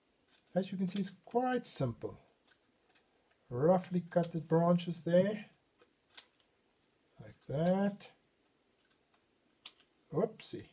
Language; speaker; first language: English; non-native, fluent; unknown